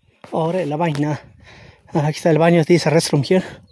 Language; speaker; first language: Spanish; non-native, local second language; Zapotec